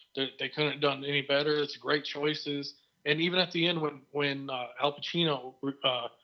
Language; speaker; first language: English; native; English